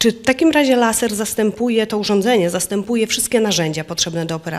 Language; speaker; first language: Polish; native; Polish